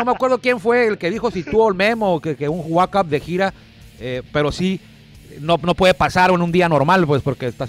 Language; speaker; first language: Spanish; native; Spanish